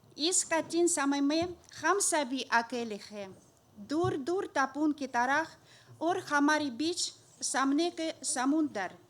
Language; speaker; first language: Hindi; non-native, learner; Russian